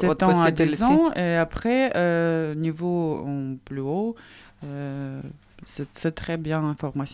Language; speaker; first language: French; non-native, learner; Russian